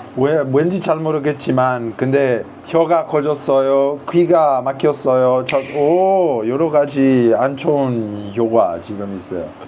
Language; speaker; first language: Korean; non-native, fluent; Italian